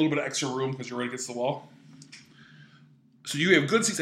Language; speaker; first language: English; native; English